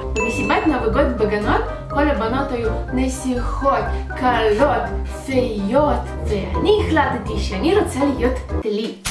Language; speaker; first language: Hebrew; non-native, fluent; Russian